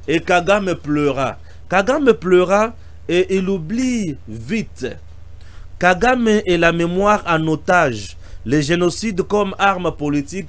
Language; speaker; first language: French; non-native, local second language; Lingala